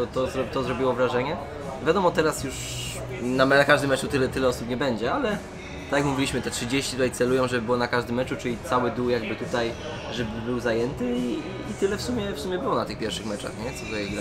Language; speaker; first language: Polish; native; Polish